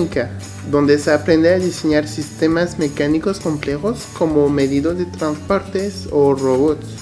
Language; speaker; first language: Spanish; non-native, learner; French